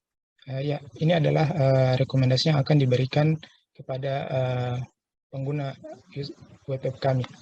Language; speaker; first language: Indonesian; native; Indonesian